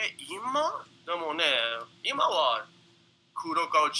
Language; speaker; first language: Japanese; non-native, learner; English